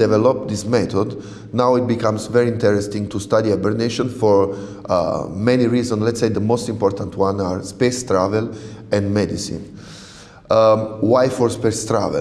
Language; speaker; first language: English; non-native, fluent; Italian